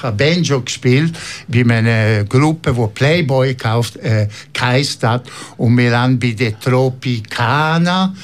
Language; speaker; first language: German; non-native, local second language; Italian